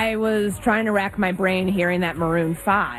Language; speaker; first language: English; native; English